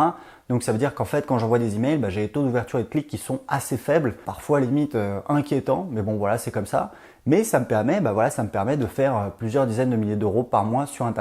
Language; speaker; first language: French; native; French